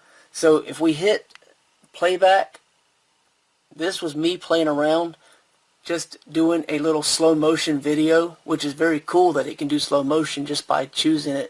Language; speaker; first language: English; native; English